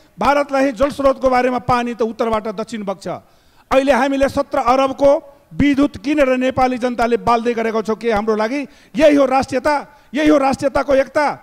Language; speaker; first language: Nepali; non-native, local second language; Maithili